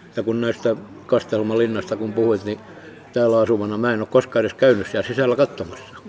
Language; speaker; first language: Finnish; native; Finnish